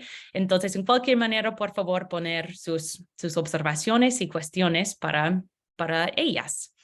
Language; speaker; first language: Spanish; non-native, learner; English